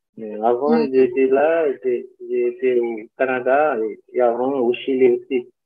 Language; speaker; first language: French; non-native, learner; Portuguese